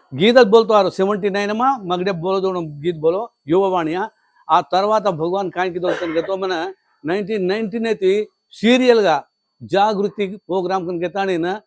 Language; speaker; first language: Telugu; non-native, local second language; Lambadi